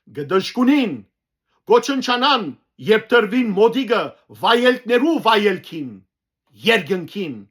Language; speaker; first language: Armenian; native; Armenian